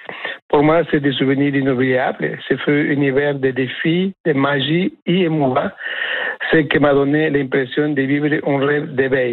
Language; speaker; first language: French; non-native, fluent; Spanish